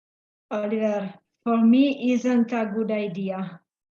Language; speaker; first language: English; non-native, learner; Italian